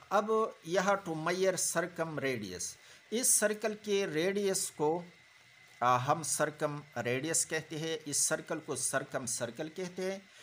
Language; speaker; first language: Urdu; non-native, local second language; Pashto